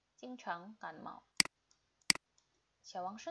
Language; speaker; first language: Chinese; non-native, fluent; Indonesian